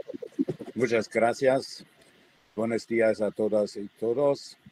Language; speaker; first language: Spanish; non-native, fluent; German